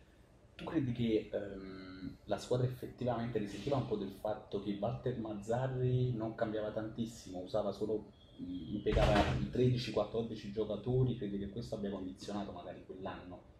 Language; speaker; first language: Italian; native; Italian